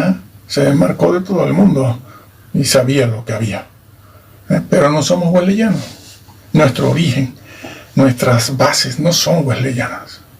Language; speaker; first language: Spanish; native; Spanish